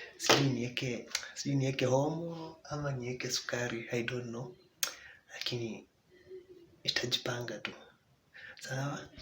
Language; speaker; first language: Swahili; native; Swahili